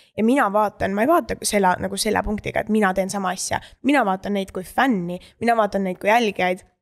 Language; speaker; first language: Estonian; native; Estonian